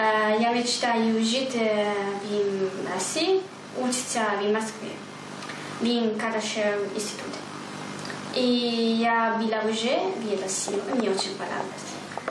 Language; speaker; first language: Russian; non-native, learner; Italian